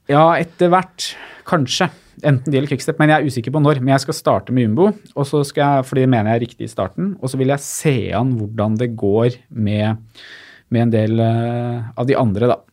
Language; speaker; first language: Norwegian; native; Norwegian